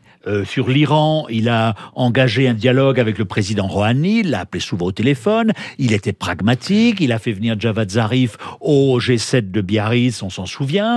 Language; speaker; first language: French; native; French